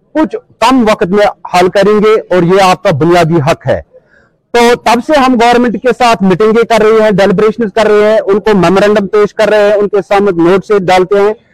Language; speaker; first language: Urdu; non-native, local second language; Kashmiri